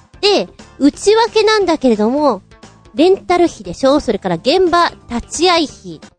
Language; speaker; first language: Japanese; native; Japanese